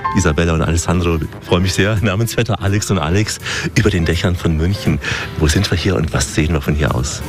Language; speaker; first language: German; native; German